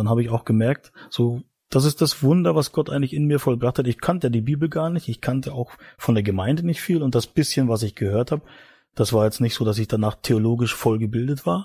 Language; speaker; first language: German; native; German